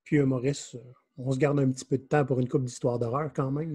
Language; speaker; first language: French; native; French